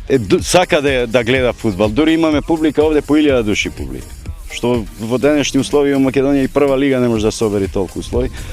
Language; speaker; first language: Macedonian; native; Macedonian